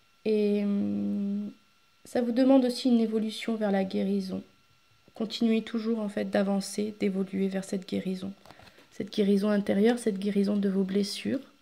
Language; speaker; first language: French; native; French